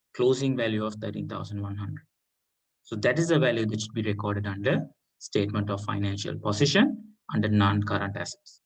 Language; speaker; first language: English; non-native, local second language; Sinhala